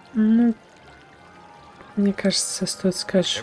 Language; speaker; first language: Russian; native; Russian